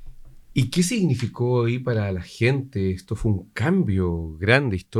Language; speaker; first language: Spanish; native; Spanish